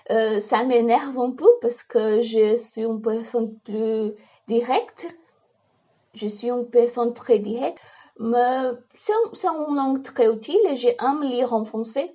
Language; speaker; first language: French; non-native, learner; Portuguese